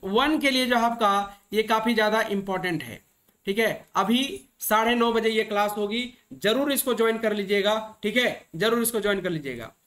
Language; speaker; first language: Hindi; native; Hindi